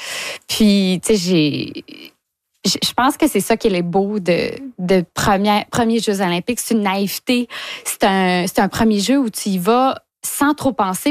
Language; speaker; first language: French; native; French